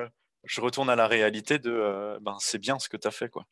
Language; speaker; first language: French; native; French